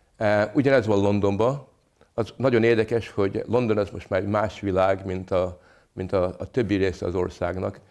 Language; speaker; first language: Hungarian; early bilingual, other home language; English